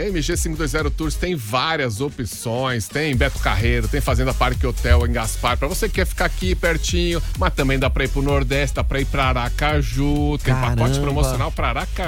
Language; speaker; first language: Portuguese; native; Portuguese